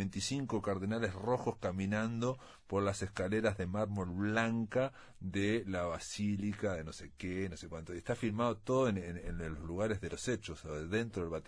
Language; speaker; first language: Spanish; native; Spanish